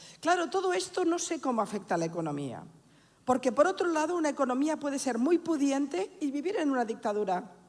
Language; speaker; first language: Spanish; non-native, local second language; Catalan